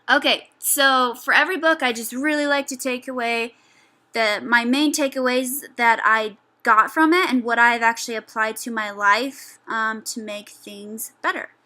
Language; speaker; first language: English; native; English